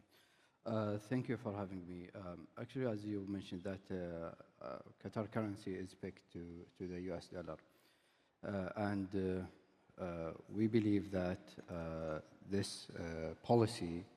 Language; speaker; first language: English; non-native, fluent; Arabic